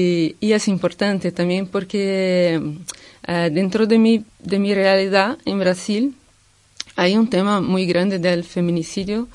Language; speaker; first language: Spanish; non-native, fluent; Portuguese